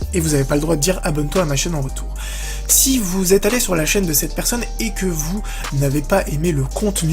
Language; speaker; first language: French; native; French